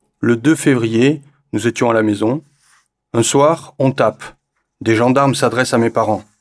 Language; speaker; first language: French; native; French